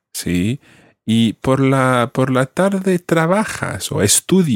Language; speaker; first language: Spanish; non-native, fluent; English